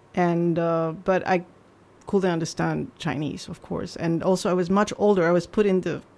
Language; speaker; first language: English; non-native, fluent; Chinese